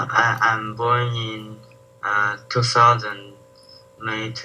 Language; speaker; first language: English; non-native, learner; Chinese